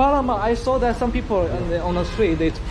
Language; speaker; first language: English; non-native, learner; Chinese